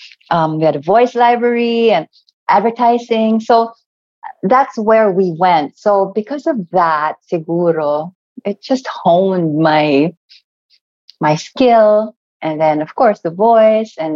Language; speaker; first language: English; non-native, local second language; Cebuano